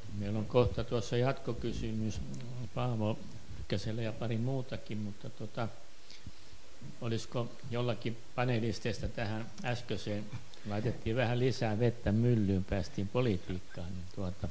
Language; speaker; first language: Finnish; native; Finnish